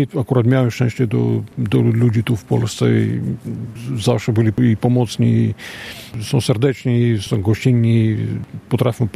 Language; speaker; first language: Polish; non-native, fluent; Armenian